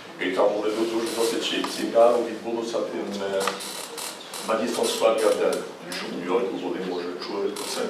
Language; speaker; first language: Ukrainian; early bilingual, heritage; Ukrainian